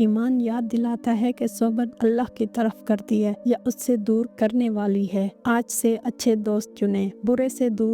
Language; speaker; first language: Hindi; native; Hindi